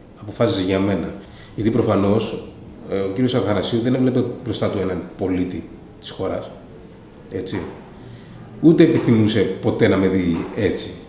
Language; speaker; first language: Greek; early bilingual, other home language; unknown